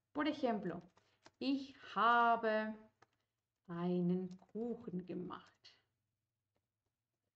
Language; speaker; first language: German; non-native, fluent; Spanish